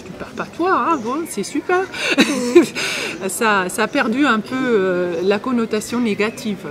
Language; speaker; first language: French; non-native, fluent; German